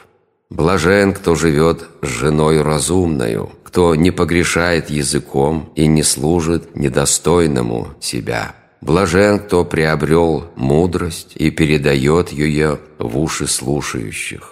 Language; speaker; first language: Russian; native; Russian